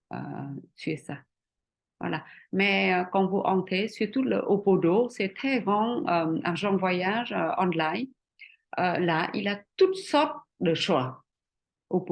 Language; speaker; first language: French; non-native, fluent; Vietnamese